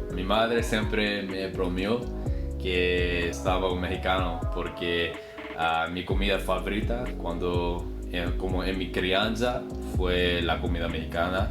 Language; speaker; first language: Spanish; non-native, learner; English